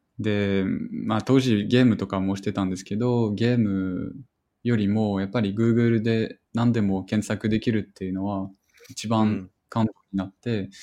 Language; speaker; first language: Japanese; non-native, fluent; French